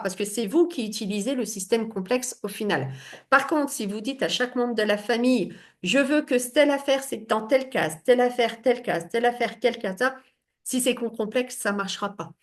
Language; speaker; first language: French; native; French